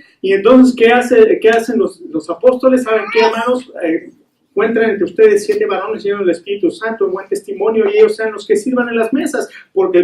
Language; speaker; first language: Spanish; native; Spanish